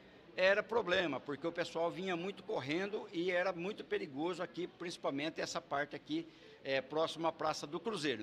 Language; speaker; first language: Portuguese; native; Portuguese